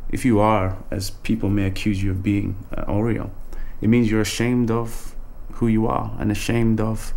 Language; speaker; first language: English; native; English